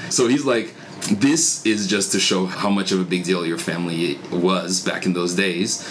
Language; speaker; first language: English; non-native, fluent; Portuguese